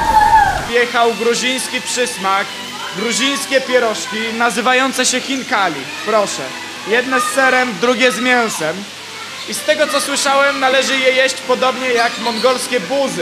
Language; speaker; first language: Polish; native; Polish